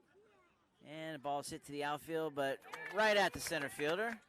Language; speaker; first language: English; native; English